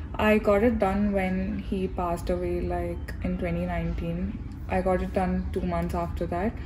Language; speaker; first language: English; non-native, local second language; Telugu